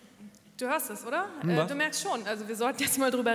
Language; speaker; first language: German; native; German